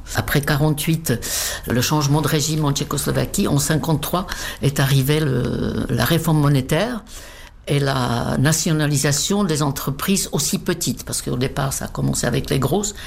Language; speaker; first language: French; non-native, fluent; Czech